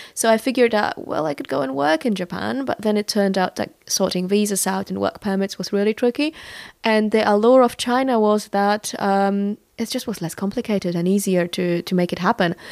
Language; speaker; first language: English; non-native, fluent; Polish